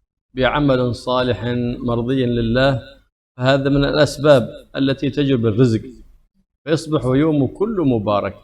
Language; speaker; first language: Arabic; native; Arabic